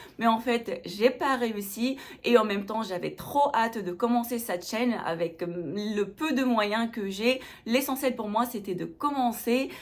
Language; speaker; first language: French; non-native, local second language; Arabic